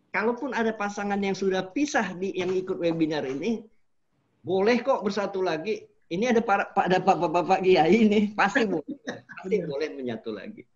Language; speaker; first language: Indonesian; native; Indonesian